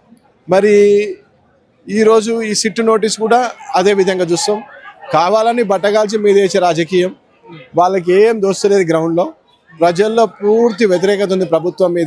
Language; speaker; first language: Telugu; native; Telugu